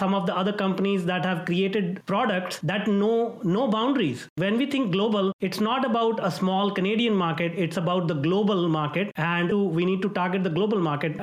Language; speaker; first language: English; non-native, local second language; Hindi